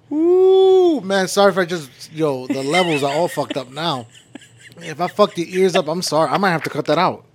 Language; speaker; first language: English; early bilingual, other home language; Spanish